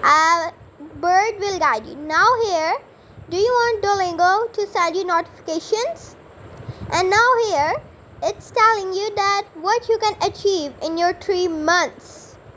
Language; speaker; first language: English; non-native, local second language; Urdu